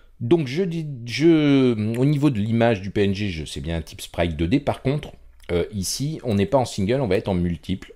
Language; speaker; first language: French; native; French